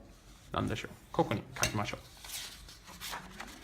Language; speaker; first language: Japanese; non-native, learner; English